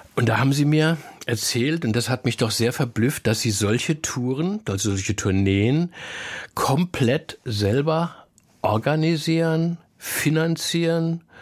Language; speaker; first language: German; native; German